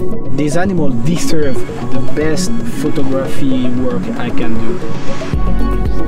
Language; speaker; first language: English; non-native, fluent; French